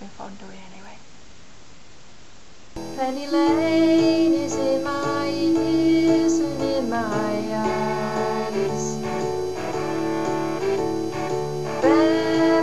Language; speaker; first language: English; native; English